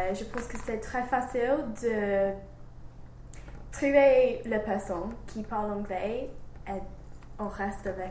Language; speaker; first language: French; non-native, learner; English